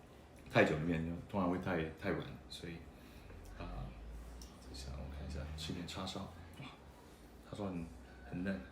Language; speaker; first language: Chinese; early bilingual, heritage; Chinese